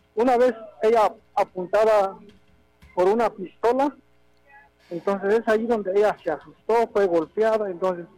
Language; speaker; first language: Spanish; non-native, local second language; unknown